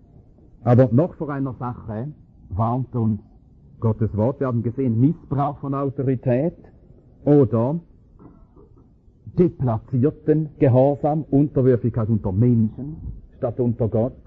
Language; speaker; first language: German; native; German